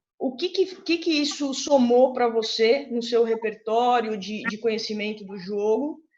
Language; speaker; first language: Portuguese; native; Portuguese